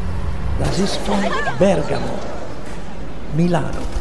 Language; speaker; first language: German; non-native, fluent; Italian